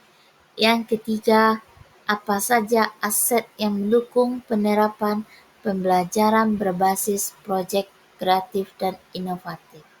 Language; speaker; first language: Indonesian; native; Indonesian